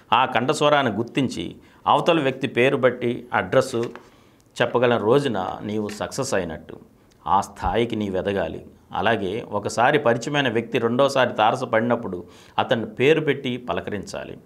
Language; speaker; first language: Telugu; native; Telugu